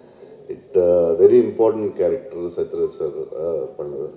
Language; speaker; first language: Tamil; non-native, learner; Telugu